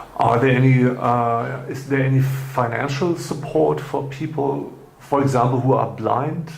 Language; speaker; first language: English; non-native, learner; German